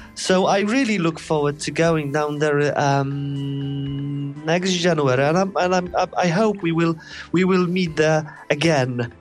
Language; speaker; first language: English; non-native, fluent; Polish